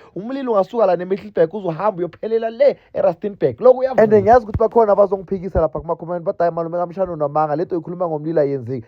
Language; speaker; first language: Zulu; native; Zulu